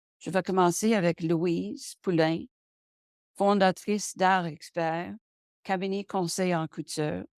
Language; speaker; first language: French; non-native, local second language; English